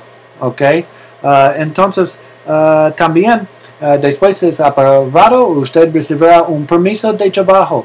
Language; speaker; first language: Spanish; non-native, learner; English